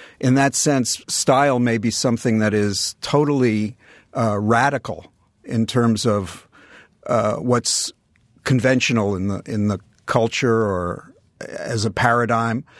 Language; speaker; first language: English; native; English